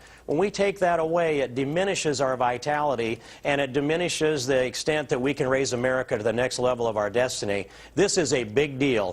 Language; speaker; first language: English; native; English